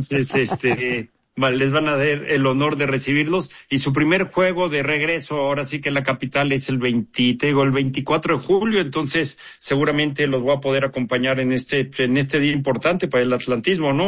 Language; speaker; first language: Spanish; native; Spanish